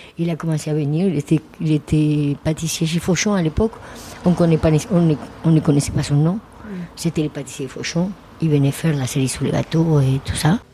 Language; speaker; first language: French; non-native, fluent; Spanish